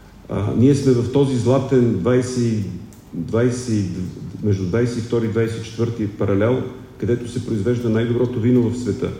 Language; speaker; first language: Bulgarian; native; Bulgarian